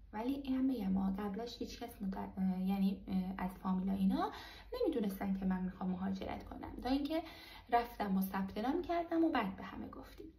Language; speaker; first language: Persian; non-native, local second language; Azerbaijani